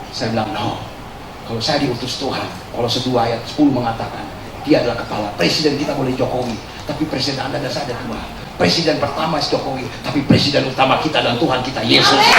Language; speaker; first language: Indonesian; early bilingual, heritage; Indonesian